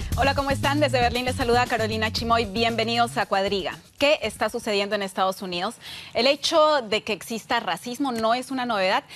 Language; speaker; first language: Spanish; native; Spanish